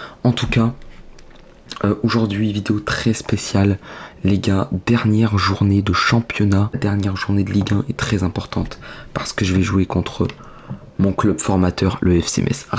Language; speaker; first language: French; native; French